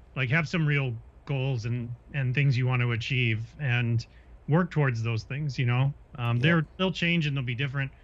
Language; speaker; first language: English; native; English